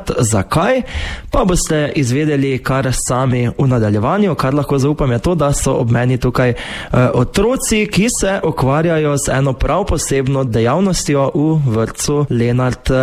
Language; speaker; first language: Slovenian; native; Slovenian